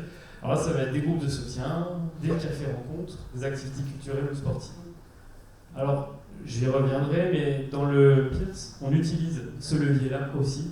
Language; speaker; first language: French; native; French